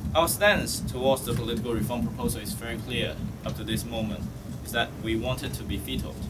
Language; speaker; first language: English; non-native, local second language; Cantonese